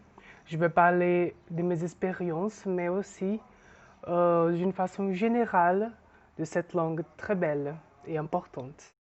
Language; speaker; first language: French; non-native, fluent; Portuguese